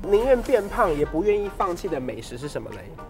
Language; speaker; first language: Chinese; native; Chinese